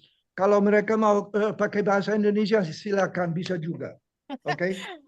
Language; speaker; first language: Indonesian; non-native, fluent; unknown